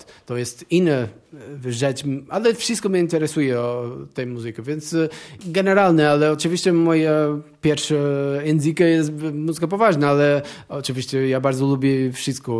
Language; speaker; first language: Polish; non-native, learner; Portuguese